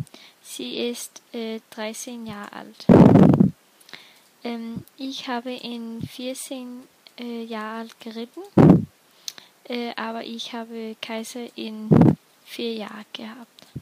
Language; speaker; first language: German; non-native, learner; Danish